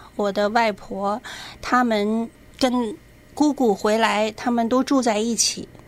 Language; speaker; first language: Chinese; native; Chinese